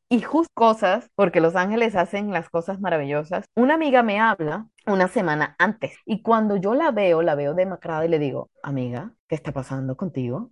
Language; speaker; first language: Spanish; native; Spanish